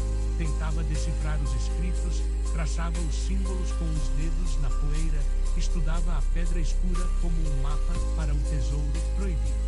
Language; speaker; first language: Portuguese; native; Portuguese